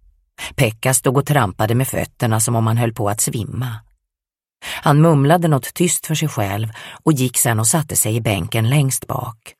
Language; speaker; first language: Swedish; native; Swedish